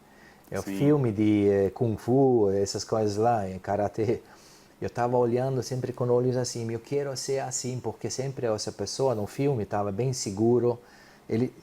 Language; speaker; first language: Portuguese; non-native, fluent; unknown